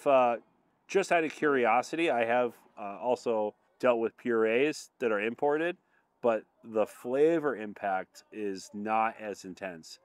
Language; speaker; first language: English; native; English